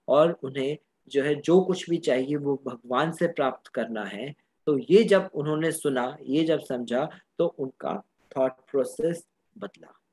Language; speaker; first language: Hindi; native; Hindi